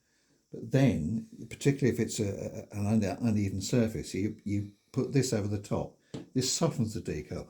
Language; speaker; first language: English; native; English